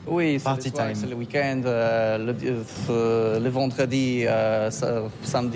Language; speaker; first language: French; non-native, learner; Polish